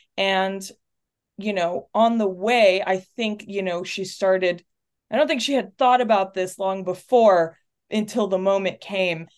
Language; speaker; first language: English; early bilingual, other home language; Spanish